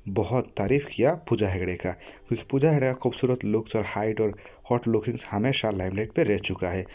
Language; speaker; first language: Hindi; non-native, local second language; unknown